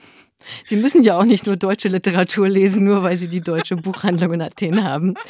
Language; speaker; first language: German; native; German